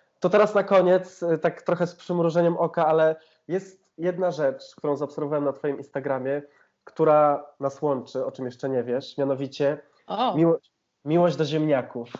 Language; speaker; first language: Polish; native; Polish